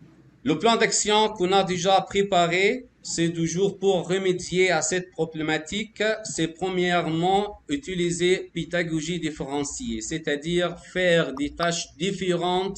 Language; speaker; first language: French; non-native, fluent; Arabic